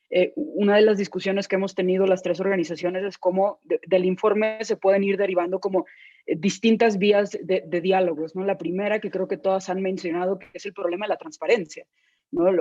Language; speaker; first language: Spanish; native; Spanish